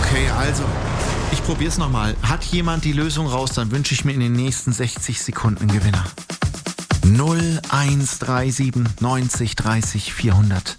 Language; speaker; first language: German; native; German